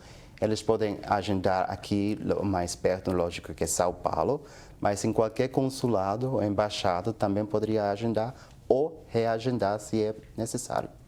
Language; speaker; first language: Portuguese; non-native, fluent; English